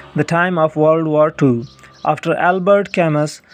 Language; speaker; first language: English; non-native, local second language; Urdu